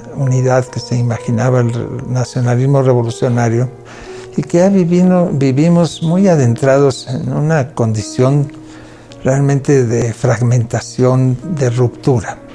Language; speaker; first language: Spanish; non-native, local second language; Catalan